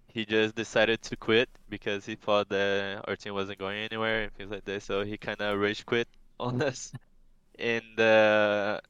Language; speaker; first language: English; non-native, fluent; Portuguese